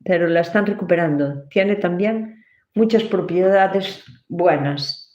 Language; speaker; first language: Spanish; non-native, local second language; Galician